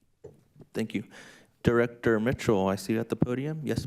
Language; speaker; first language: English; native; English